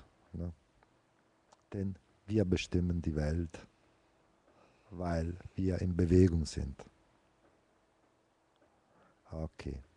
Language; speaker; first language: German; non-native, fluent; Italian